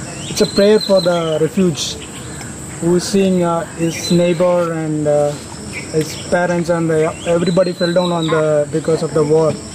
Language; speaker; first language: English; non-native, learner; Tamil